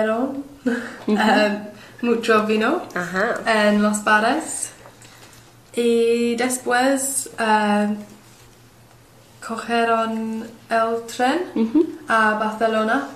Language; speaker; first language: Spanish; non-native, learner; English